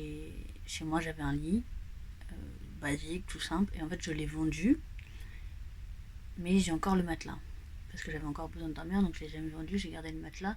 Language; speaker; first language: French; native; French